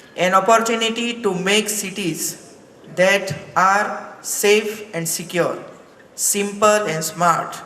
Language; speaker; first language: English; non-native, local second language; Gujarati